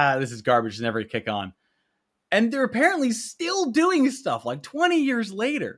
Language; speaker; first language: English; native; English